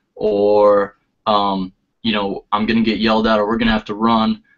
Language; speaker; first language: English; native; English